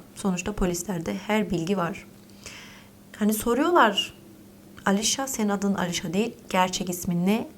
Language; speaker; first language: Turkish; early bilingual, heritage; Turkish